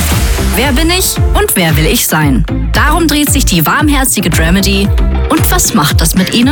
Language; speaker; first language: German; native; German